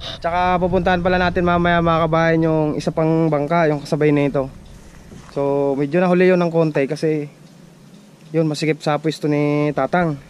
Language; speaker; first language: Filipino; non-native, local second language; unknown